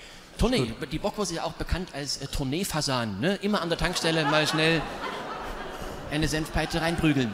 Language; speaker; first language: German; native; German